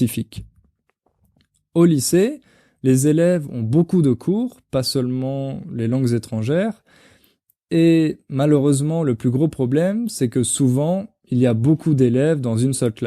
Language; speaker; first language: French; native; French